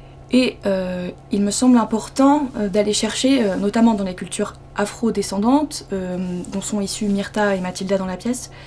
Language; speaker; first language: French; native; French